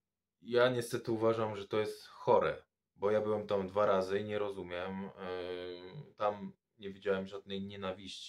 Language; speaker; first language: Polish; non-native, fluent; French